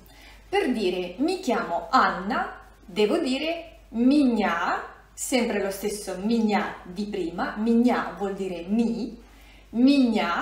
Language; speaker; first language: Italian; non-native, fluent; Russian